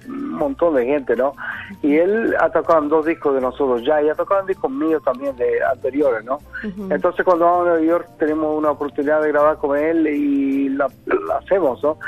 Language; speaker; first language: Spanish; native; Spanish